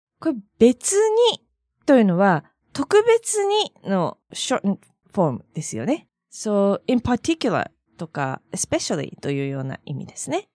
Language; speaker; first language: Japanese; native; Japanese